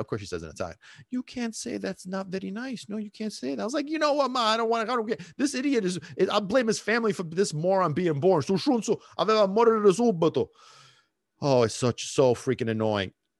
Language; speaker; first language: English; early bilingual, other home language; Italian